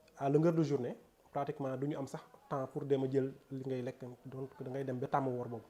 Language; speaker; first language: Wolof; non-native, local second language; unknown